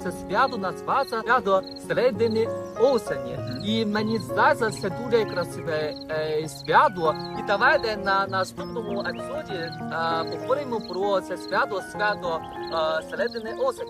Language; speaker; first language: Ukrainian; non-native, fluent; Chinese